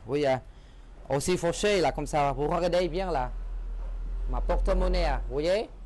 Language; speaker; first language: French; non-native, fluent; Khmer